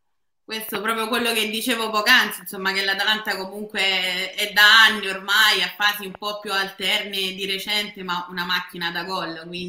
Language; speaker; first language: Italian; native; Italian